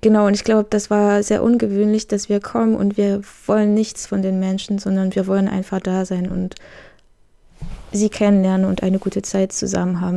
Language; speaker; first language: German; non-native, fluent; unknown